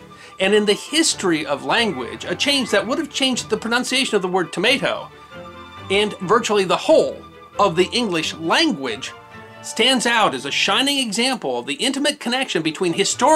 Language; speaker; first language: English; native; English